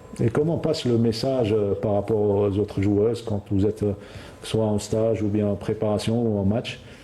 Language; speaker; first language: French; non-native, local second language; Arabic